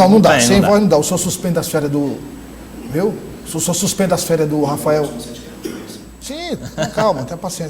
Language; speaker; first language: Portuguese; native; Portuguese